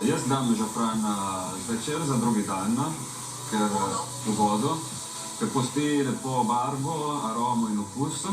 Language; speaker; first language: Slovenian; non-native, learner; Italian